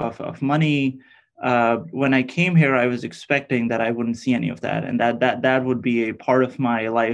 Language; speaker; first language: English; non-native, local second language; Urdu